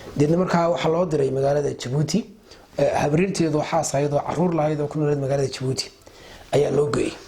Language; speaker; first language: Somali; native; Somali